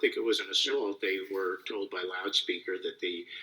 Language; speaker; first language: English; native; English